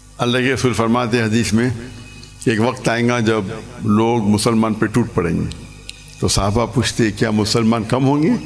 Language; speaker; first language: Urdu; non-native, local second language; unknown